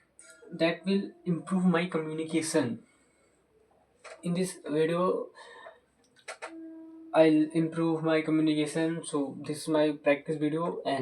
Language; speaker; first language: English; non-native, local second language; Hindi